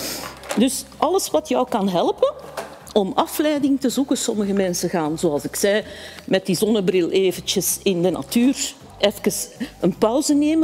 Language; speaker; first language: Dutch; native; Dutch